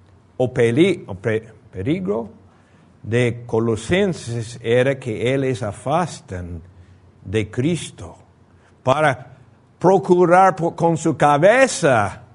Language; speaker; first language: Portuguese; non-native, fluent; Spanish